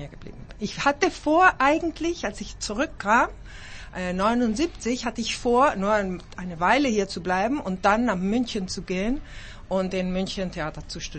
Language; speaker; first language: German; early bilingual, heritage; German